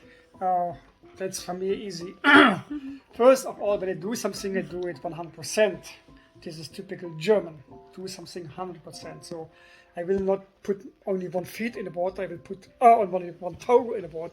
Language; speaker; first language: English; non-native, fluent; German